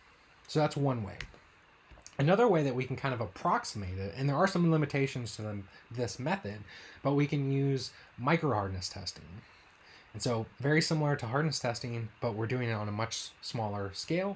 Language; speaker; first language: English; native; English